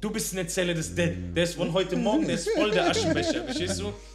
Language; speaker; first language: German; native; German